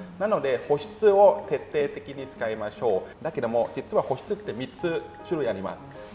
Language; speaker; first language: Japanese; non-native, fluent; Thai